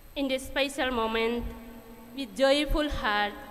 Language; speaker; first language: English; non-native, fluent; Indonesian